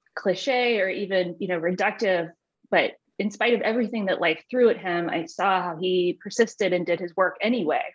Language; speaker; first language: English; native; English